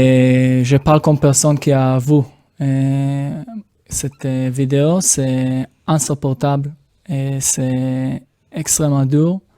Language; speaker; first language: French; non-native, fluent; Hebrew